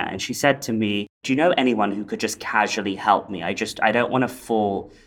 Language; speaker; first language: English; native; English